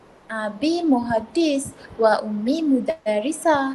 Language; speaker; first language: Arabic; non-native, learner; Malay